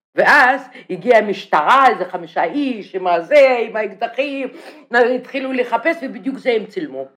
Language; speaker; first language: Hebrew; non-native, fluent; Russian